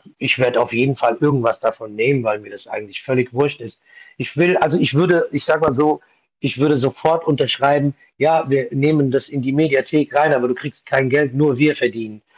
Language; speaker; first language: German; early bilingual, other home language; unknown